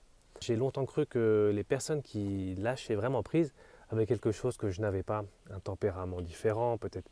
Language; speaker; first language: French; native; French